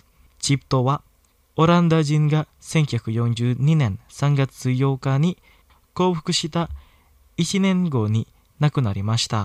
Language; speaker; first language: Japanese; non-native, fluent; Indonesian